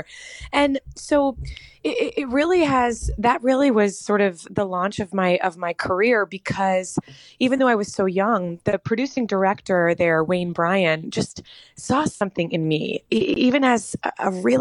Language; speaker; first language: English; native; English